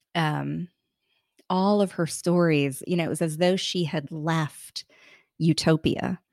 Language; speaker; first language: English; early bilingual, other home language; Hindi